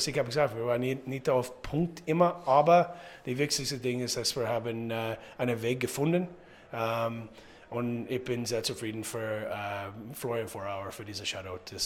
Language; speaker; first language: German; non-native, fluent; English